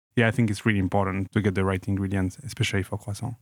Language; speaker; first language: English; non-native, fluent; French